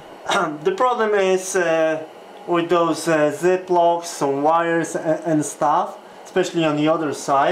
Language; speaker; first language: English; non-native, fluent; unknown